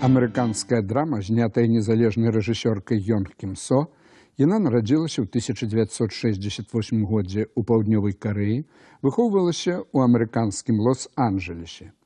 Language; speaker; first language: Belarusian; native; Belarusian